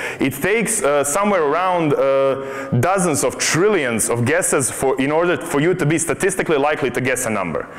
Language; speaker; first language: English; non-native, fluent; Croatian